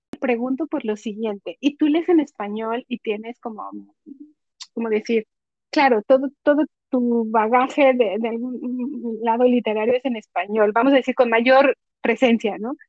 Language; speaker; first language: Spanish; native; Spanish